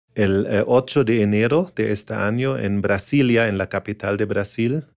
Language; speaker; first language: Spanish; non-native, fluent; German